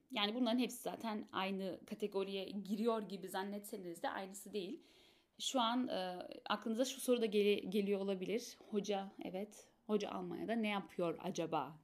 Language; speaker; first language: Turkish; early bilingual, heritage; Turkish